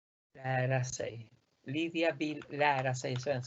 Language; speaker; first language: Swedish; non-native, fluent; Spanish